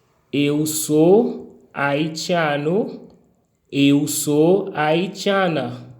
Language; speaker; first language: Portuguese; non-native, fluent; Haitian Creole